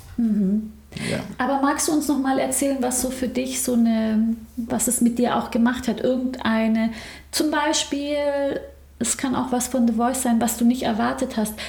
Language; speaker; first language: German; native; German